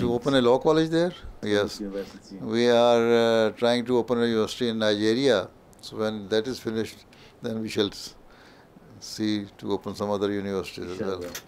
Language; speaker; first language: English; non-native, local second language; Urdu